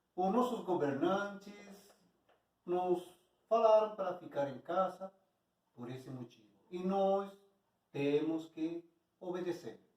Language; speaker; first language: Portuguese; non-native, fluent; Spanish